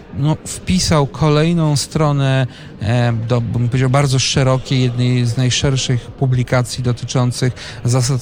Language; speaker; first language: Polish; native; Polish